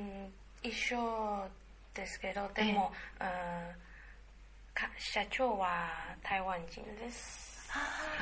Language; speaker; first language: Japanese; non-native, learner; Chinese